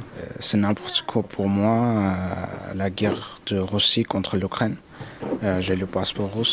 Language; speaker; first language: French; non-native, learner; Armenian